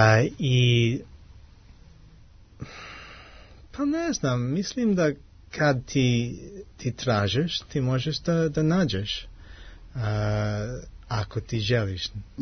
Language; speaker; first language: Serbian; non-native, learner; English